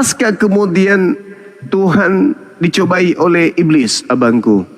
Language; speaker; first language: Indonesian; native; Indonesian